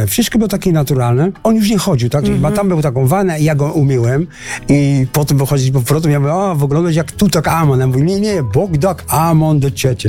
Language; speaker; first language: Polish; non-native, fluent; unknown